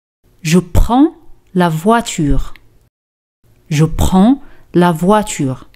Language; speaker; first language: French; non-native, fluent; Spanish